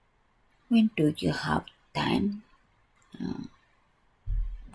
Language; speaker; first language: English; non-native, learner; Japanese